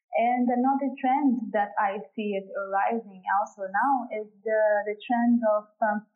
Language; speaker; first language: English; non-native, fluent; Portuguese